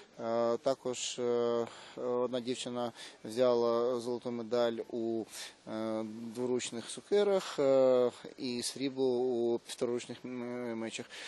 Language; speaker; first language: Ukrainian; native; Ukrainian